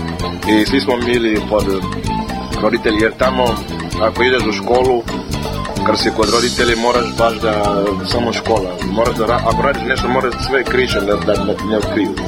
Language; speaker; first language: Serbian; non-native, fluent; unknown